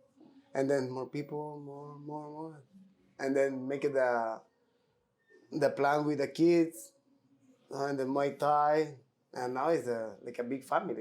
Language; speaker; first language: English; non-native, learner; Spanish